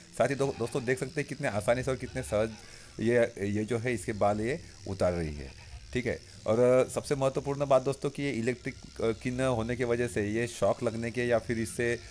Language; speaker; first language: Hindi; non-native, local second language; Marathi